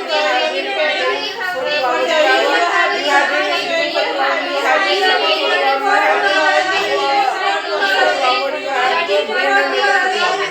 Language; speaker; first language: English; non-native, learner; Hindi